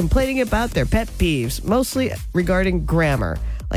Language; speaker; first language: English; native; English